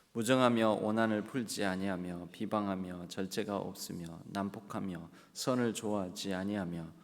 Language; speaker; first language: Korean; native; Korean